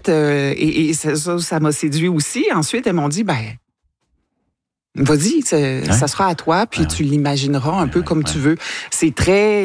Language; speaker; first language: French; native; French